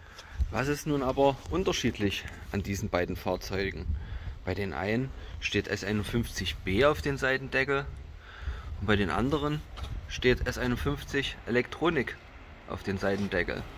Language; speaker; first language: German; native; German